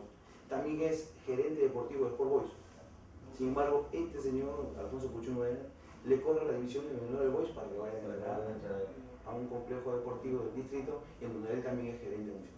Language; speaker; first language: Spanish; native; Spanish